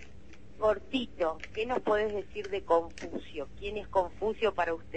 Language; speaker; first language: Spanish; non-native, fluent; Chinese